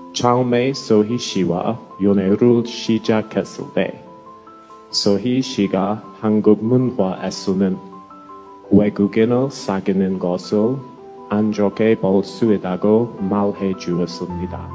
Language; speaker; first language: Korean; non-native, learner; English